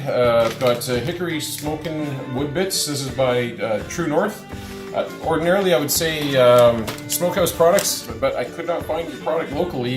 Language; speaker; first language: English; native; English